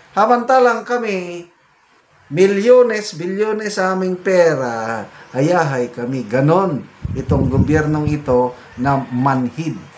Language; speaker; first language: Filipino; native; Filipino